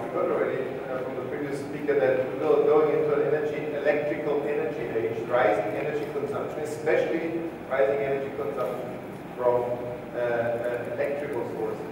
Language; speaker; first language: English; non-native, fluent; German